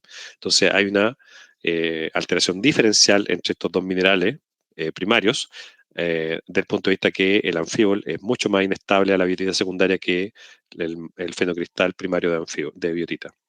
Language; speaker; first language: Spanish; native; Spanish